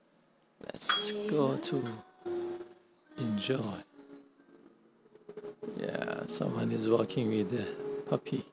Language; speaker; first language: English; non-native, learner; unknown